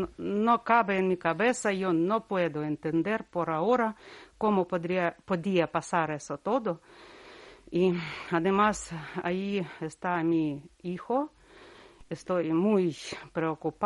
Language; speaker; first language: Spanish; non-native, learner; Russian